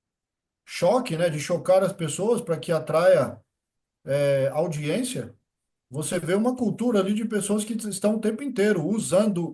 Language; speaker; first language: Portuguese; native; Portuguese